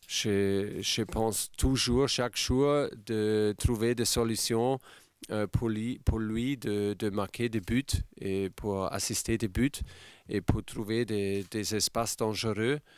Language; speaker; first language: French; non-native, fluent; German